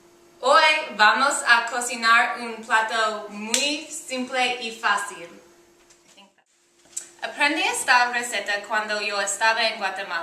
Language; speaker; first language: Spanish; non-native, learner; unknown